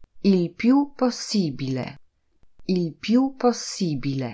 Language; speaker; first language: Italian; non-native, fluent; Polish